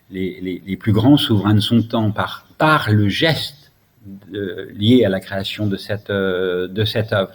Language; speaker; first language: French; native; French